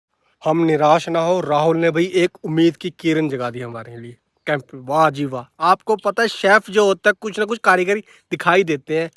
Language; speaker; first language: Hindi; non-native, local second language; Punjabi